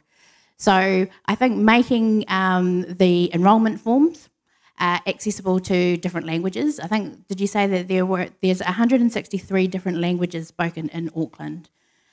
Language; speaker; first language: English; native; English